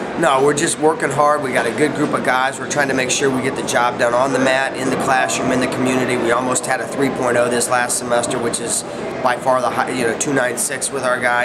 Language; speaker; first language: English; native; English